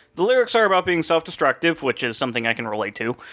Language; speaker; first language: English; native; English